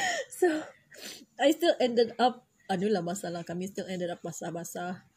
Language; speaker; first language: English; non-native, local second language; Malay